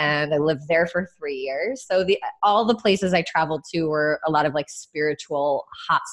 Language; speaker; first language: English; native; English